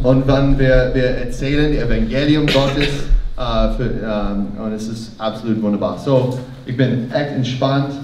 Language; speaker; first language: German; non-native, learner; English